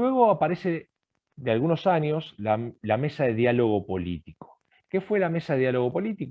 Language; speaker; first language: Spanish; native; Spanish